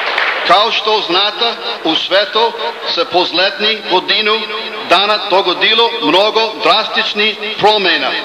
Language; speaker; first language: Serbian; non-native, learner; English